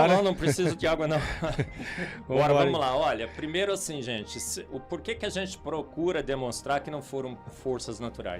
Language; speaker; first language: Portuguese; native; Portuguese